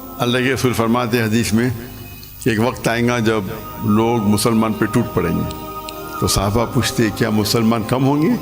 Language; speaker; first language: Urdu; non-native, local second language; English